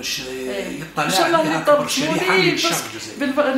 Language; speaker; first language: Arabic; native; Arabic